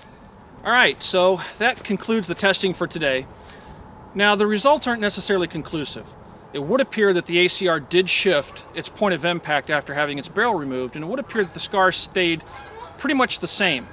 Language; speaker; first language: English; native; English